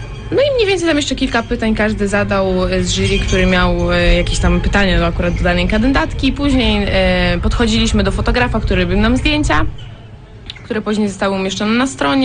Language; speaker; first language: Polish; native; Polish